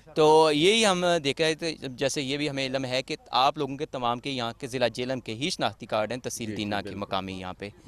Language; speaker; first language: Urdu; non-native, local second language; Punjabi